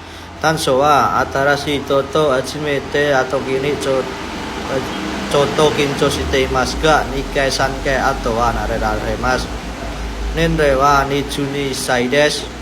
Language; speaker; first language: Japanese; non-native, learner; Indonesian